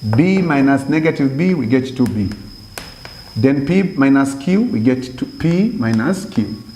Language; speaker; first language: English; non-native, local second language; Swahili